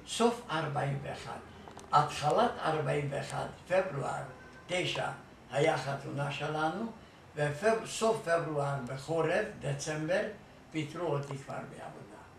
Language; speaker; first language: Hebrew; non-native, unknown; Hungarian